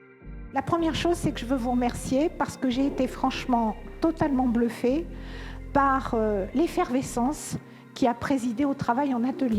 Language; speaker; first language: French; native; French